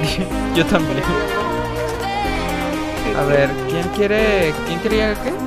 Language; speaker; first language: Spanish; native; Spanish